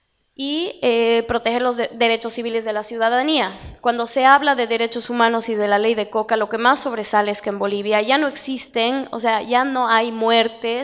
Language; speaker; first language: Spanish; native; Spanish